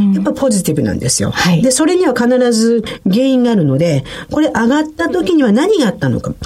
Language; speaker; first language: Japanese; native; Japanese